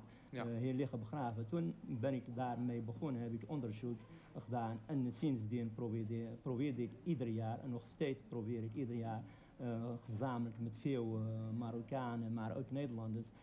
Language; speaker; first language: Dutch; non-native, fluent; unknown